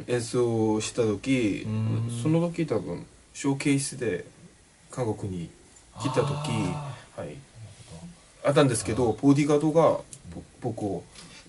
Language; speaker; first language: Japanese; non-native, learner; Korean